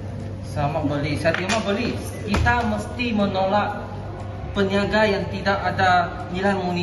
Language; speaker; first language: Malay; non-native, local second language; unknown